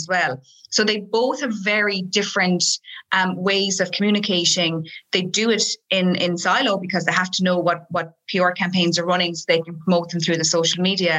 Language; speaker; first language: English; native; English